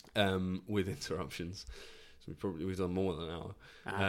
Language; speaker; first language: English; native; English